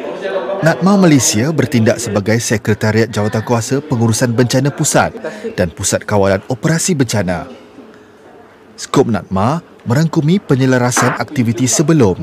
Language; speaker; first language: Malay; native; Malay